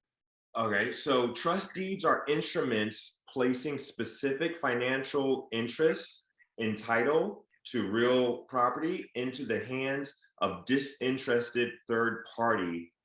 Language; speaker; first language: English; native; English